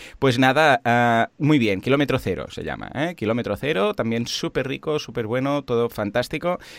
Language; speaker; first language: Spanish; native; Spanish